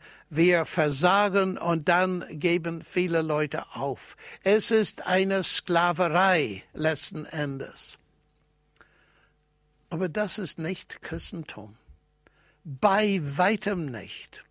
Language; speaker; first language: German; non-native, fluent; English